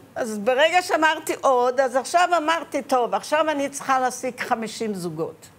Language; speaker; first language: Hebrew; early bilingual, other home language; Ukrainian